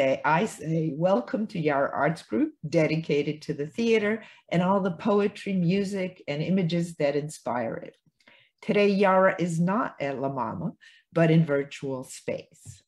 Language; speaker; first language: English; early bilingual, other home language; Ukrainian